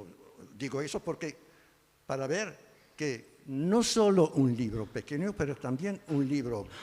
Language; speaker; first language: Spanish; non-native, fluent; Arabic